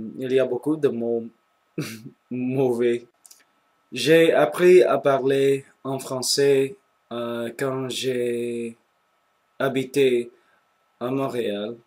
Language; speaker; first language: French; non-native, local second language; English